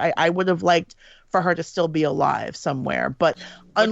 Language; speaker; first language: English; native; English